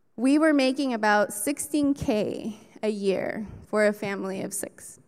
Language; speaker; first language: English; early bilingual, other home language; Spanish